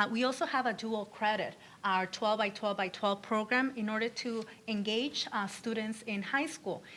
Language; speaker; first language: English; early bilingual, other home language; Spanish